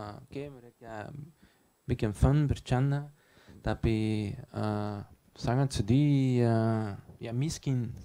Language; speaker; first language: Indonesian; non-native, learner; Dutch